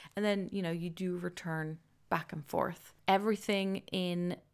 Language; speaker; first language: English; non-native, fluent; Dutch